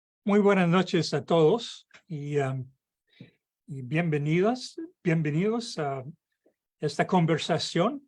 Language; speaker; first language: Spanish; non-native, fluent; English